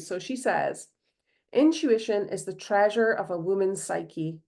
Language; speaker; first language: English; native; English